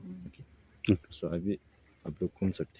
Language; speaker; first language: Hindi; non-native, fluent; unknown